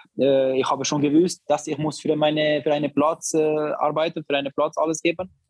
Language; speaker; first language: German; non-native, learner; Albanian